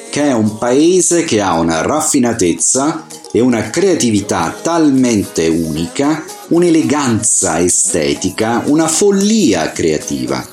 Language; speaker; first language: Italian; native; Italian